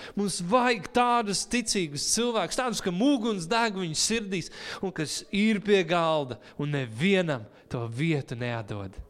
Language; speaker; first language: Latvian; native; Latvian